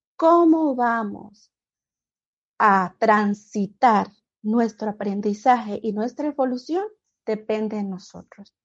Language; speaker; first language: Spanish; native; Spanish